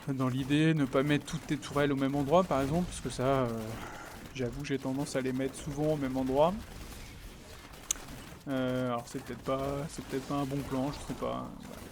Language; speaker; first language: French; native; French